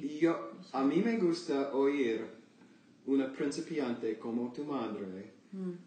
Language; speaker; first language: Spanish; non-native, learner; English